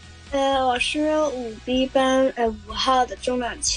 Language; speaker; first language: Chinese; non-native, local second language; Cantonese